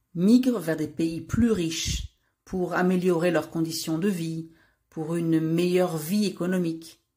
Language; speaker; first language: French; native; French